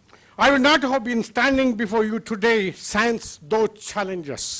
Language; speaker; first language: English; non-native, local second language; Kannada